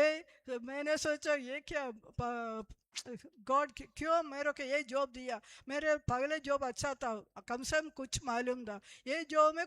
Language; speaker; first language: Hindi; non-native, local second language; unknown